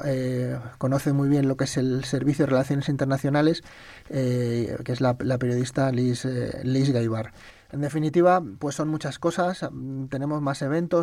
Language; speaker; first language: Spanish; native; Spanish